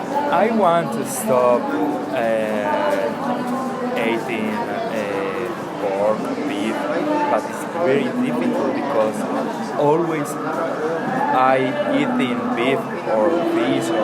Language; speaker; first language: English; non-native, learner; Spanish